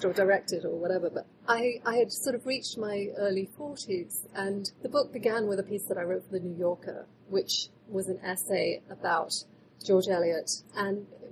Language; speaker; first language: English; native; English